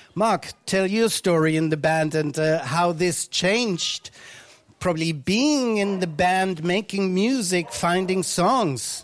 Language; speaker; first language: English; non-native, fluent; German